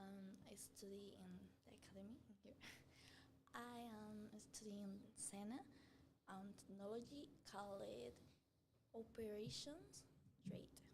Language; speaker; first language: English; non-native, learner; Spanish